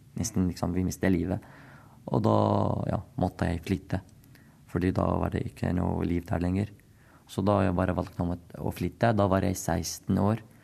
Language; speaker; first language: Norwegian; non-native, fluent; Arabic